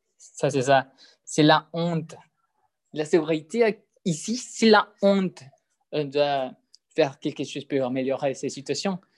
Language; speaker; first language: French; non-native, learner; Spanish